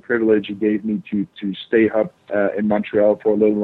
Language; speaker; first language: English; non-native, fluent; French